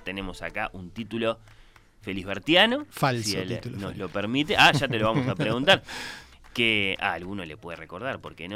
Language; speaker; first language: Spanish; native; Spanish